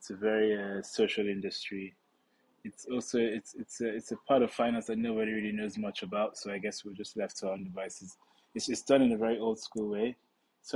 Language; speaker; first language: English; non-native, local second language; Yoruba